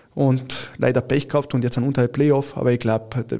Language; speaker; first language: German; early bilingual, other home language; Italian